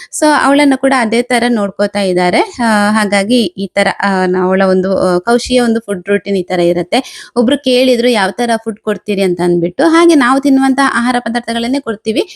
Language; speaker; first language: Kannada; non-native, local second language; Tulu